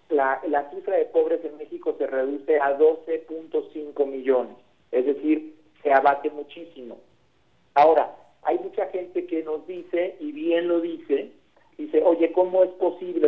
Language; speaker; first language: Spanish; native; Spanish